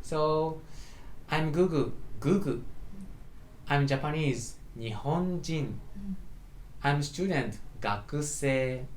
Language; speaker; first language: English; non-native, learner; Japanese